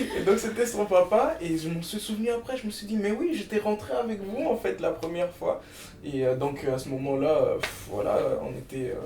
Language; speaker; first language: French; early bilingual, other home language; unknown